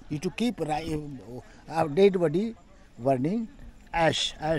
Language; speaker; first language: English; non-native, local second language; Hindi